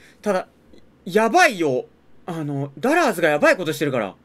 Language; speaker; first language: Japanese; native; Japanese